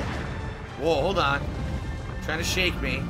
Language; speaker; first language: English; native; English